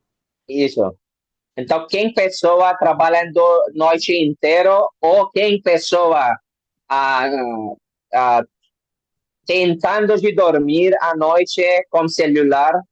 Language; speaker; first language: Portuguese; non-native, learner; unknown